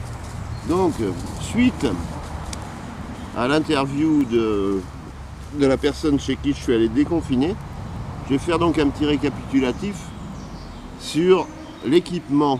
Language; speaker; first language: French; native; French